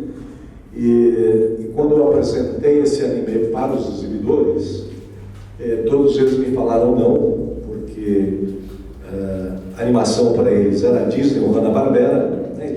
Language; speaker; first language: Portuguese; native; Portuguese